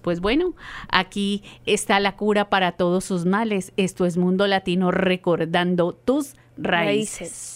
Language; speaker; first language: Spanish; native; Spanish